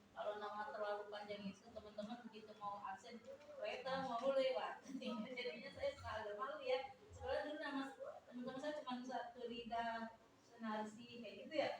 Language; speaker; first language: Indonesian; non-native, local second language; Sundanese